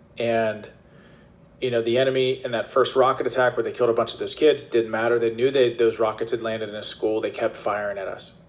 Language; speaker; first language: English; native; English